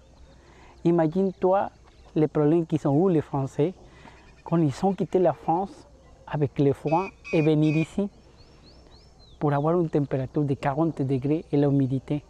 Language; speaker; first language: French; non-native, fluent; Spanish